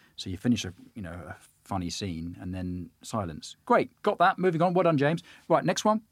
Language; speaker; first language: English; native; English